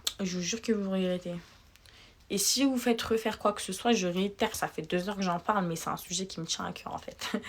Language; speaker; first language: French; early bilingual, other home language; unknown